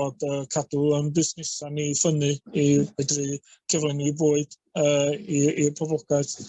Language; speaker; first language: Welsh; native; Welsh